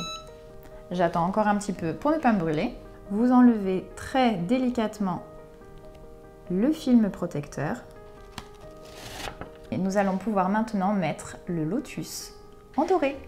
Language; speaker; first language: French; native; French